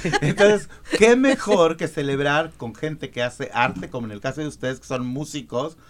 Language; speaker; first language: Spanish; native; Spanish